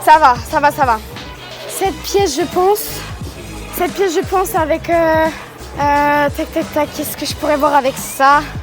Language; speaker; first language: French; native; French